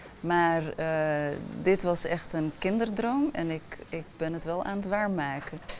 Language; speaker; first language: Dutch; early bilingual, other home language; Arabic